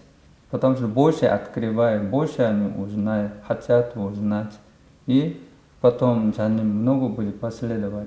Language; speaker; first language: Russian; non-native, learner; Korean